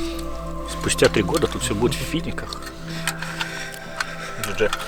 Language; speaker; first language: Russian; non-native, local second language; Ukrainian